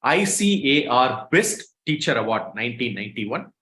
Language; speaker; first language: English; non-native, local second language; Tamil